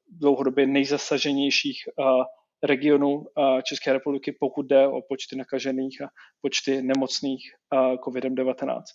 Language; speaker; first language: Czech; native; Czech